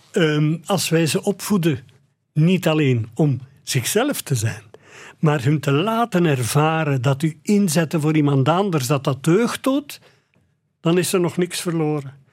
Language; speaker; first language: Dutch; native; Dutch